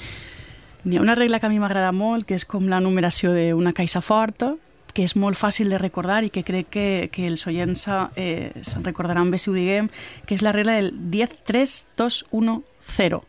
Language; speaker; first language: Catalan; native; Catalan